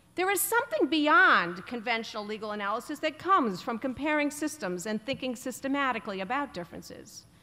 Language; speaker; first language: English; native; English